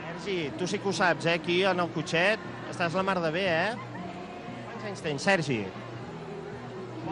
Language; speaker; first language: Catalan; native; Catalan